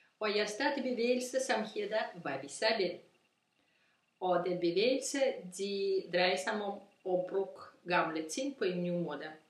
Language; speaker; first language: Danish; non-native, learner; Russian